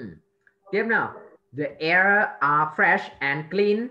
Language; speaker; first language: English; non-native, fluent; Vietnamese